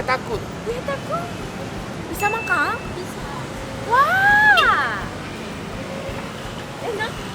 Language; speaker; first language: Indonesian; non-native, learner; Japanese